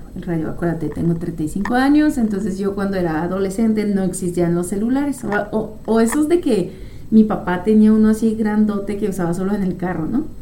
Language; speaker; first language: Spanish; non-native, fluent; French